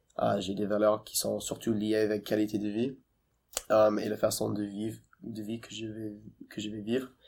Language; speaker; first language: French; non-native, fluent; English